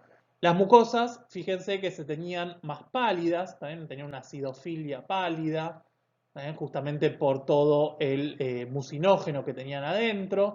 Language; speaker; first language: Spanish; native; Spanish